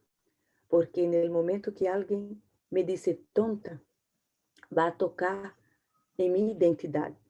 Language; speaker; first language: Portuguese; non-native, learner; Spanish